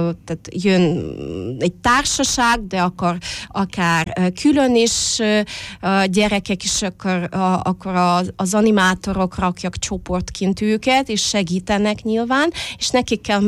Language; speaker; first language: Hungarian; non-native, fluent; Russian